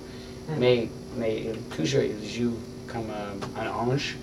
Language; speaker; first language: French; non-native, learner; English